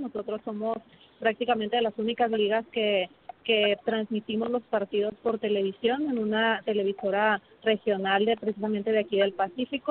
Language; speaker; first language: Spanish; native; Spanish